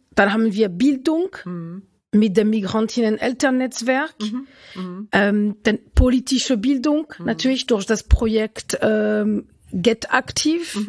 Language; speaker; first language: German; non-native, fluent; French